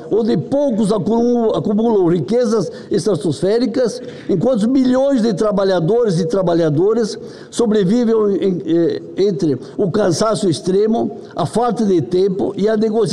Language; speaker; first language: Portuguese; native; Portuguese